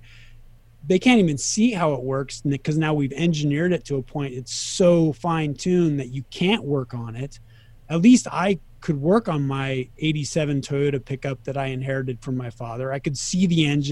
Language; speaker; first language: English; native; English